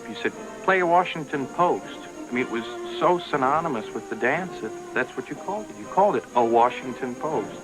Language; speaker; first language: English; native; English